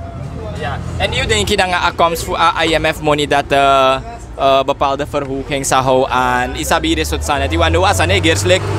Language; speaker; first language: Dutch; non-native, local second language; Sranan Tongo